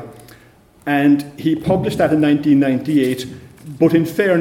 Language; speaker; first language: English; native; English